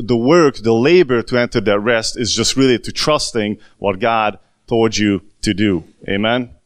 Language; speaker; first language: English; non-native, fluent; Hungarian